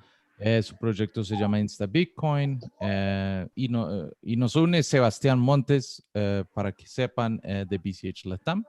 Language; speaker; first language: Spanish; non-native, fluent; English